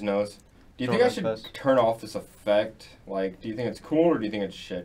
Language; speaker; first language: English; native; English